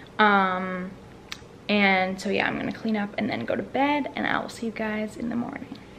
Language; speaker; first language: English; native; English